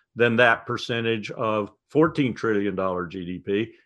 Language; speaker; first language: English; native; English